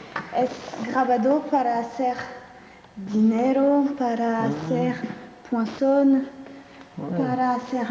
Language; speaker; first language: Spanish; non-native, learner; French